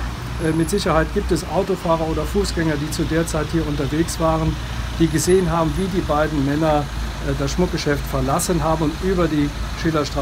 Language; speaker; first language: German; native; German